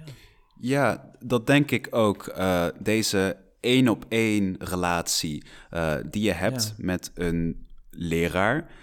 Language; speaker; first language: Dutch; non-native, fluent; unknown